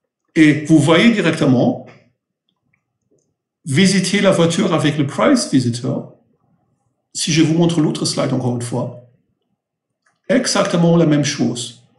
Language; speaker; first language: French; non-native, fluent; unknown